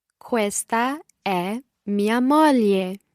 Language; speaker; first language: Italian; non-native, learner; English